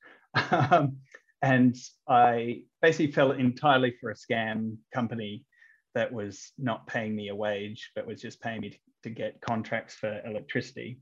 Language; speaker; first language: English; native; English